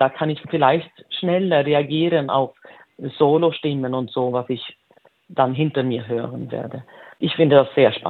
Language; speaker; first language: German; non-native, fluent; Swedish